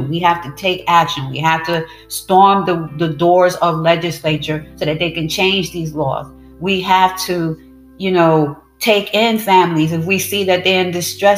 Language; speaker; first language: English; early bilingual, other home language; Spanish